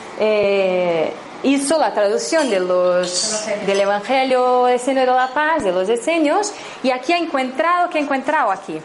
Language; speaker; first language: Spanish; non-native, fluent; Portuguese